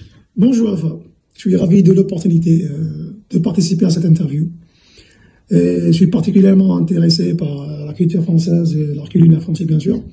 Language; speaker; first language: French; non-native, local second language; Arabic